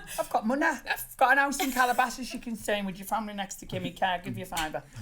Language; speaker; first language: English; native; English